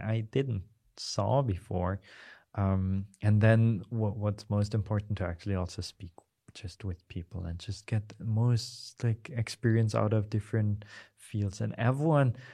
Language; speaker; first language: English; non-native, fluent; German